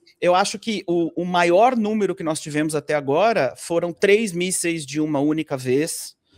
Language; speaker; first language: Portuguese; native; Portuguese